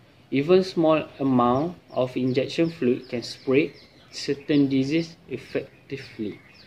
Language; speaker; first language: English; non-native, local second language; Malay